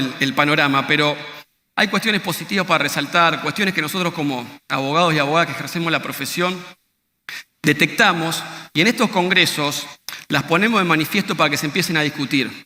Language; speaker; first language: Spanish; native; Spanish